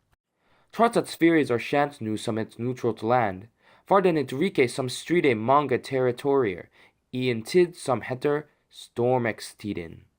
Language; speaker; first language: Swedish; non-native, learner; English